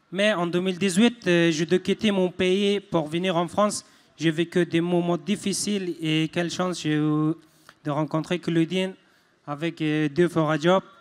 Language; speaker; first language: French; non-native, fluent; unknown